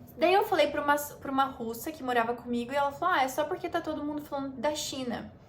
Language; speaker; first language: Portuguese; native; Portuguese